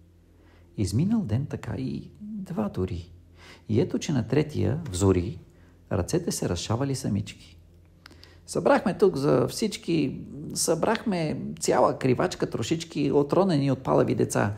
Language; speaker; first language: Bulgarian; native; Bulgarian